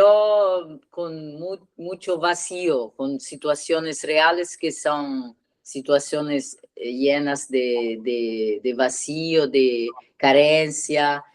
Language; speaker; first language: Spanish; non-native, learner; Italian